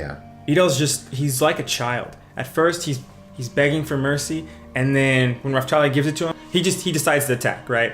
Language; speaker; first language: English; native; English